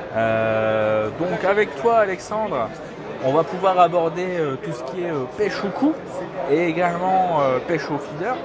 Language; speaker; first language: French; native; French